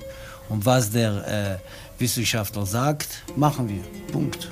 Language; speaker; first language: German; non-native, learner; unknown